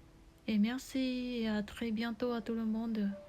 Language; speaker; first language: French; non-native, learner; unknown